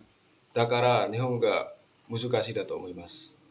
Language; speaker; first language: Japanese; non-native, learner; Indonesian